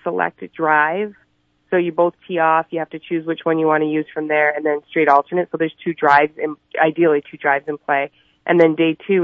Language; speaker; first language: English; native; English